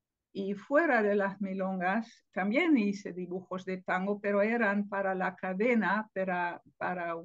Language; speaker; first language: Spanish; non-native, fluent; Dutch